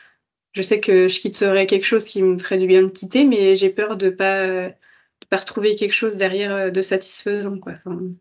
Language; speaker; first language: French; native; French